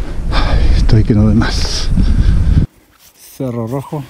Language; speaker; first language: Spanish; native; Spanish